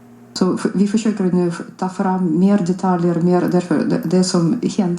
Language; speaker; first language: Swedish; non-native, fluent; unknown